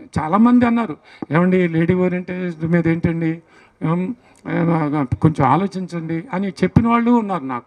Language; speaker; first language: Telugu; native; Telugu